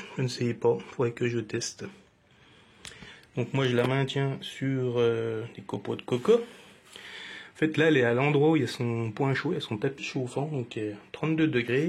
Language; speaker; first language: French; native; French